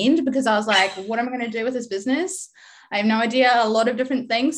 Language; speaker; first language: English; native; English